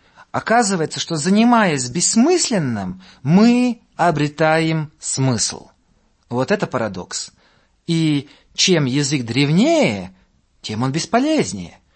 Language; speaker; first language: Russian; non-native, fluent; Latvian